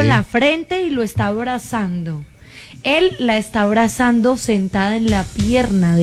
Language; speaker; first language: Spanish; native; Spanish